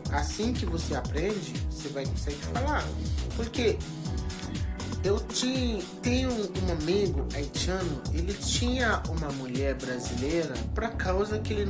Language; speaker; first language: Portuguese; non-native, learner; Haitian Creole